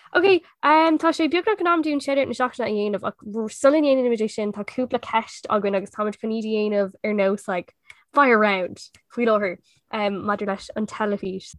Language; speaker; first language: Irish; non-native, local second language; English